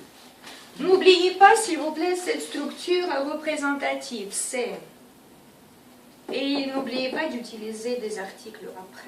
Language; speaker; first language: French; non-native, fluent; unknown